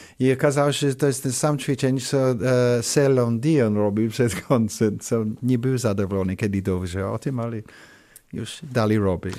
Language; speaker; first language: Polish; non-native, learner; English